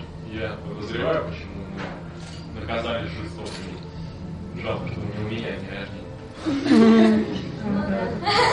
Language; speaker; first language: Russian; native; Russian